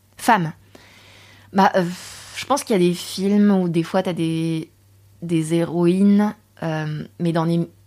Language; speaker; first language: French; native; French